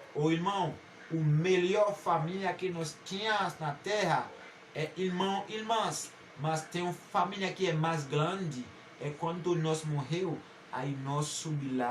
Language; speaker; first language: Portuguese; non-native, learner; Haitian Creole